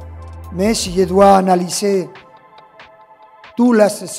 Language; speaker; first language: French; non-native, fluent; Spanish